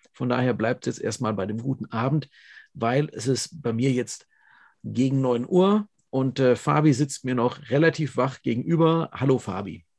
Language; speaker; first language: German; native; German